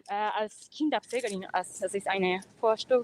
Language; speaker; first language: German; non-native, learner; Japanese